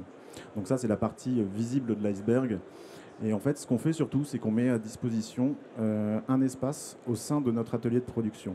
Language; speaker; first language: French; native; French